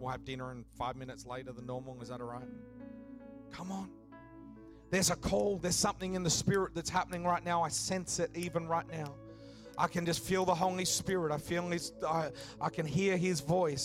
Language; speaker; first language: English; native; English